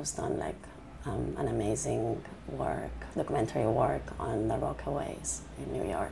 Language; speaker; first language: English; non-native, fluent; Spanish